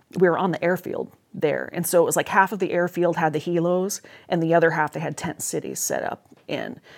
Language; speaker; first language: English; native; English